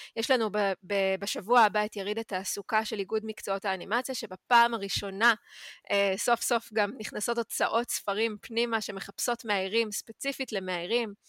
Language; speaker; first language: Hebrew; native; Hebrew